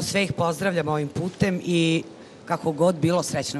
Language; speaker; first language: Serbian; native; Serbian